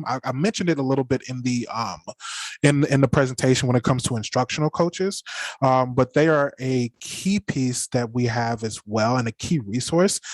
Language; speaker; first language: English; native; English